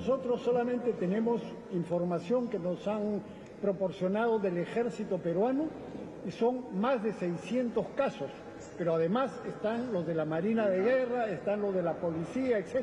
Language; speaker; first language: Spanish; native; Spanish